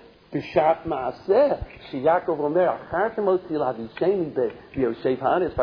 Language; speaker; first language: Hebrew; non-native, fluent; English